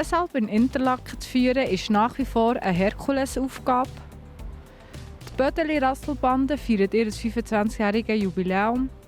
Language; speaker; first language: German; native; German